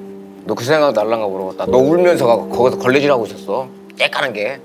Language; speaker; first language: Korean; native; Korean